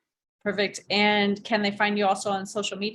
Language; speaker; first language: English; native; English